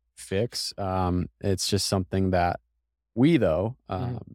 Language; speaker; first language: English; native; English